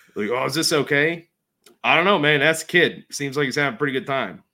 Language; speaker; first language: English; native; English